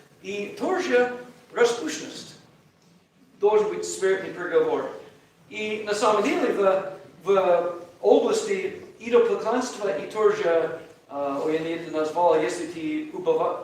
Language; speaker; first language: Russian; non-native, learner; English